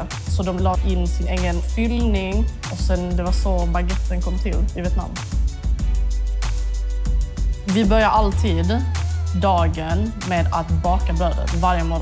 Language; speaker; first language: Swedish; early bilingual, other home language; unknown